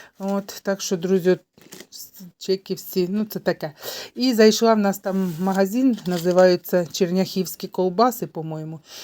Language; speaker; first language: Ukrainian; native; Ukrainian